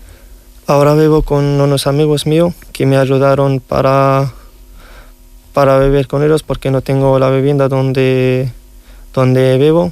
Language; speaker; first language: Spanish; non-native, learner; Riffian